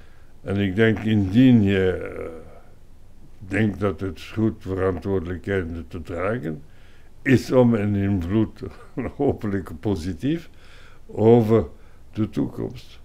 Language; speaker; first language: Dutch; non-native, local second language; French